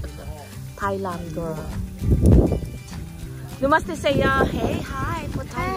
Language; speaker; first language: English; non-native, learner; Filipino